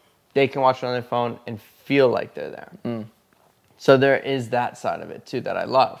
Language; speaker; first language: English; native; English